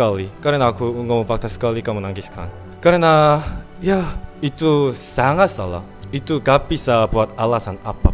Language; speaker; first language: Indonesian; non-native, learner; Korean